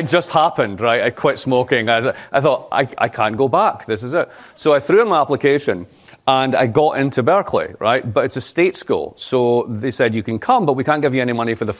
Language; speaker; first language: English; native; English